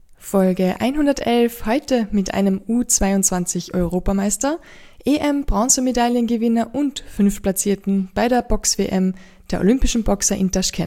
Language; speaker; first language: German; native; German